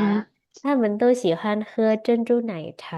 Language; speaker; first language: Chinese; non-native, fluent; Indonesian